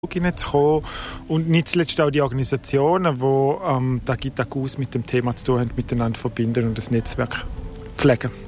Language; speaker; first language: German; native; German